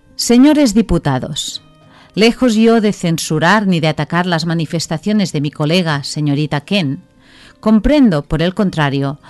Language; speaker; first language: Spanish; non-native, local second language; Catalan